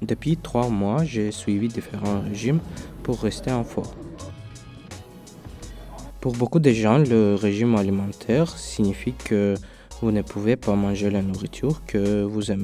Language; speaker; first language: French; non-native, learner; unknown